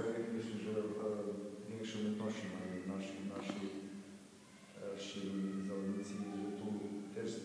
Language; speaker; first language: Polish; non-native, fluent; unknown